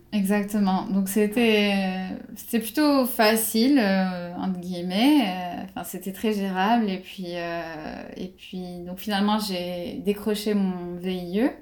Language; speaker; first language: French; non-native, local second language; Arabic